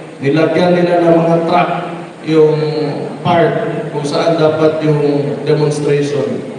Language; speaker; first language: Filipino; non-native, local second language; Cebuano